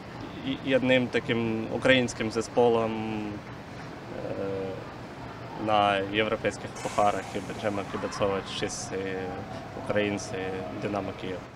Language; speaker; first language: Polish; non-native, learner; Ukrainian